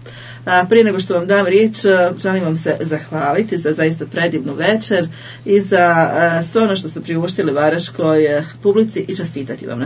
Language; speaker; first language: Serbian; native; Serbian